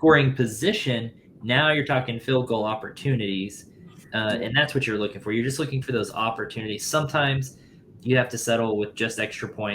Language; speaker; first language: English; native; English